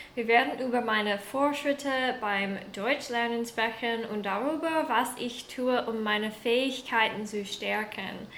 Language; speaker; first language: German; non-native, fluent; English